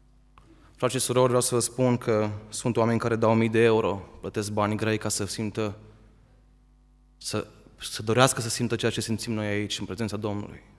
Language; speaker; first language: Romanian; native; Romanian